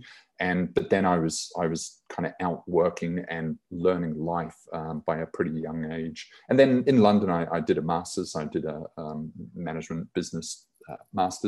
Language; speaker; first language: English; native; English